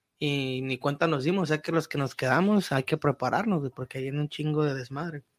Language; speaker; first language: Spanish; early bilingual, heritage; Spanish